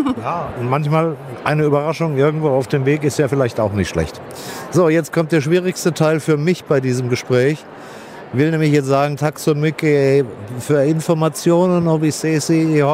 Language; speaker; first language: German; native; German